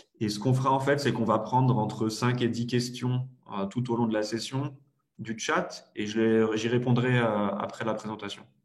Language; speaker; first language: French; native; French